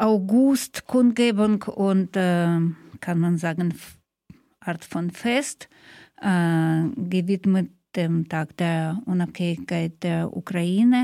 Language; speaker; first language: German; non-native, fluent; Ukrainian